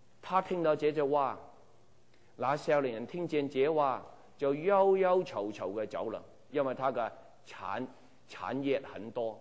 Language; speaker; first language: Chinese; non-native, local second language; Cantonese